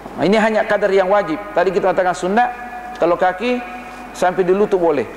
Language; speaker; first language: Malay; non-native, fluent; Arabic